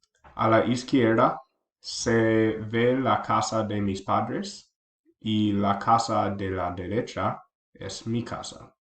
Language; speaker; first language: Spanish; non-native, learner; English